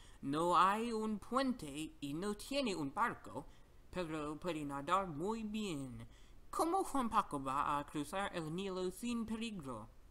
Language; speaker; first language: Spanish; non-native, learner; English